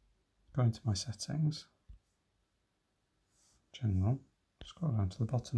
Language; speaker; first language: English; native; English